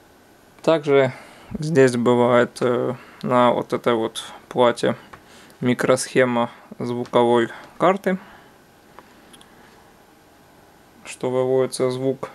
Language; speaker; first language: Russian; non-native, local second language; Ukrainian